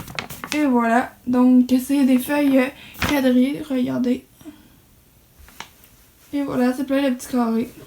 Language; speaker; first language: French; native; French